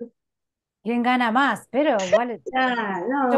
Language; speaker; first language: Spanish; native; Spanish